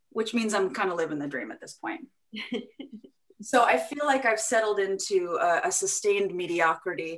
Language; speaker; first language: English; native; English